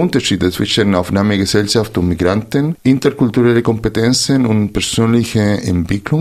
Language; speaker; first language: German; non-native, fluent; Spanish